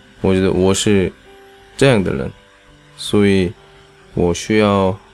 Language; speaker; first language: Chinese; non-native, learner; Korean